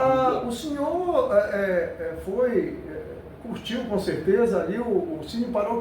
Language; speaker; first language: Portuguese; native; Portuguese